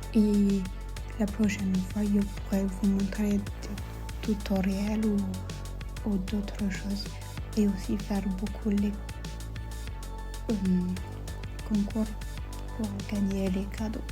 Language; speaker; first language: French; non-native, learner; Spanish